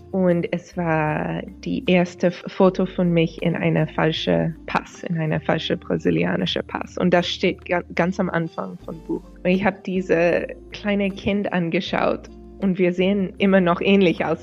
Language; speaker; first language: German; non-native, fluent; English